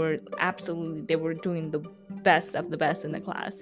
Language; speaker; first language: English; early bilingual, other home language; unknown